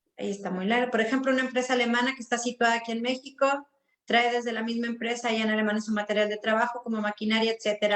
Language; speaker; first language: Spanish; native; Spanish